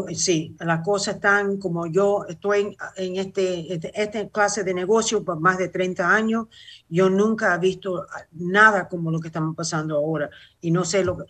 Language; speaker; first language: Spanish; early bilingual, heritage; Spanish